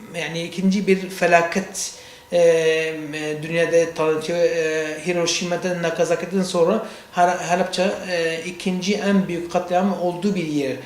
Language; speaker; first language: Turkish; non-native, learner; Central Kurdish